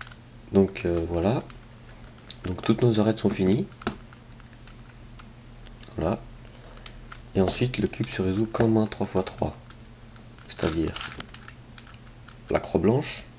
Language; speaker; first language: French; native; French